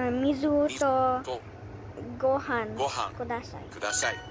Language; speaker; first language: Japanese; non-native, learner; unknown